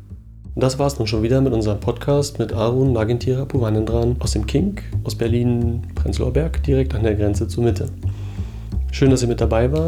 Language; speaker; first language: German; native; German